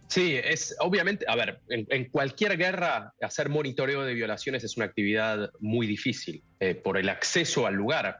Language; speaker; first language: Spanish; native; Spanish